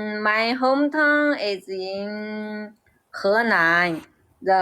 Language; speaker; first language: English; non-native, learner; Chinese